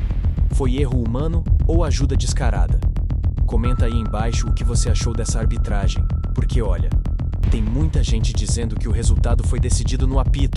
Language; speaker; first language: Portuguese; native; Portuguese